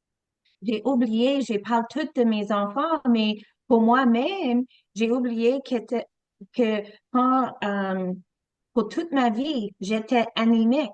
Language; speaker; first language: French; non-native, learner; English